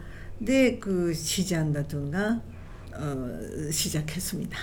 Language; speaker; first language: Korean; non-native, learner; Japanese